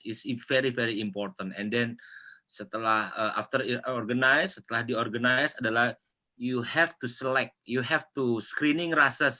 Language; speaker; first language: English; non-native, local second language; Indonesian